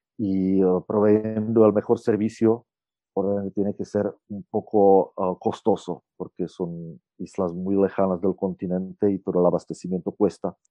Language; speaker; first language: Spanish; non-native, fluent; Czech